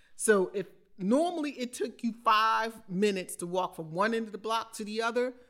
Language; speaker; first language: English; native; English